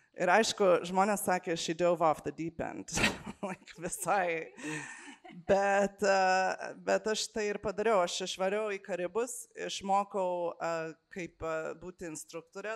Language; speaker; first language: Lithuanian; early bilingual, heritage; Lithuanian